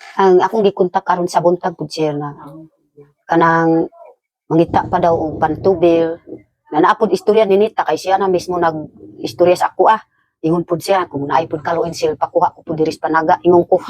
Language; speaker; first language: Cebuano; non-native, local second language; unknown